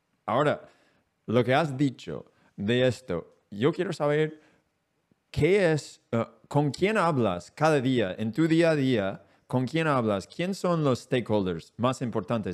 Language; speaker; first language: Spanish; non-native, learner; English